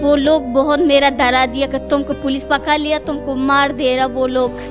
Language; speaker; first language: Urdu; non-native, learner; Persian